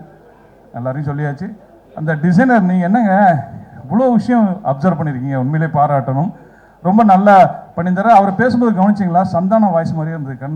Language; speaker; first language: Tamil; native; Tamil